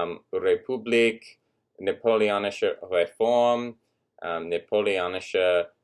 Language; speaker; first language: German; non-native, learner; English